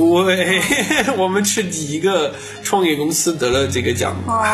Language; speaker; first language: Chinese; non-native, learner; French